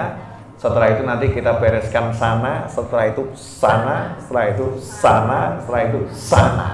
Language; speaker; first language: Indonesian; native; Indonesian